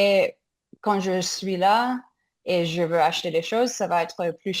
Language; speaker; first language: French; non-native, fluent; English